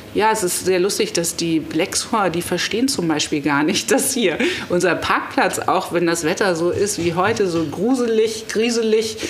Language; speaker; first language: German; native; German